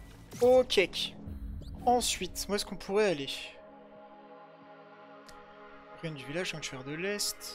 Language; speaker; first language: French; native; French